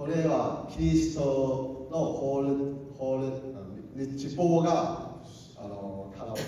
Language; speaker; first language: Japanese; non-native, learner; Cantonese